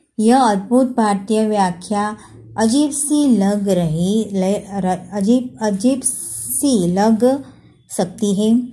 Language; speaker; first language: Hindi; non-native, local second language; Gujarati